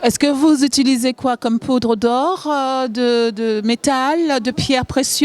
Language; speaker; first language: French; native; French